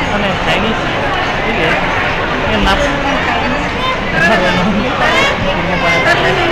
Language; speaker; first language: Filipino; early bilingual, heritage; Filipino